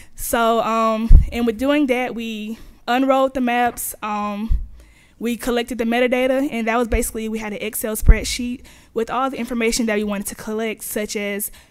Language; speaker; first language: English; native; English